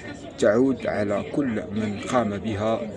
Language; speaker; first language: Arabic; native; Arabic